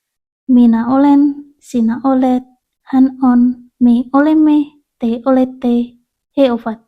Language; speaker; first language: Finnish; non-native, learner; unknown